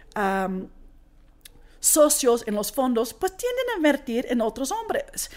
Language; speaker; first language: Spanish; non-native, fluent; English